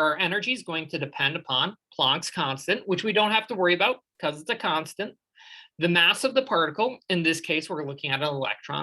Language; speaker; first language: English; native; English